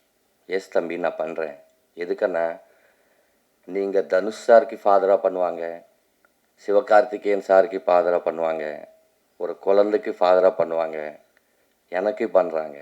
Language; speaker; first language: Tamil; non-native, learner; Telugu